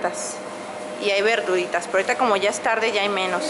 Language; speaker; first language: Spanish; native; Spanish